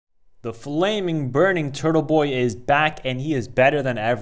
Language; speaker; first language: English; native; English